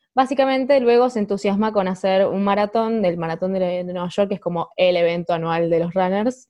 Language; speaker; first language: Spanish; native; Spanish